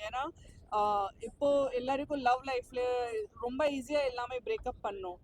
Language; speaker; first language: Tamil; non-native, fluent; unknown